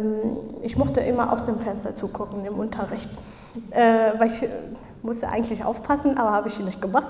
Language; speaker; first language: German; non-native, fluent; Kurdish